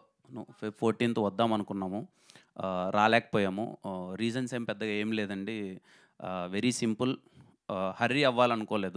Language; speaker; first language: Telugu; native; Telugu